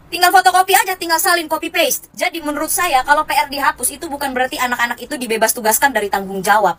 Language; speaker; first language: Indonesian; native; Indonesian